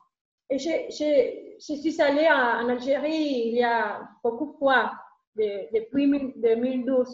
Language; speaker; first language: French; non-native, learner; Spanish